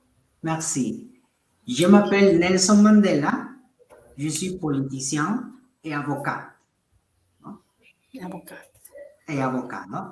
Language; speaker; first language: French; non-native, fluent; Spanish